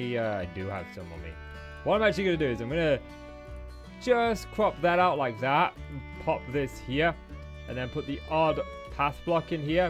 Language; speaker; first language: English; native; English